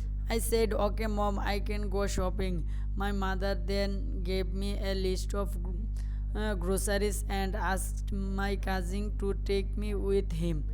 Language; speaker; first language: English; non-native, local second language; Bangla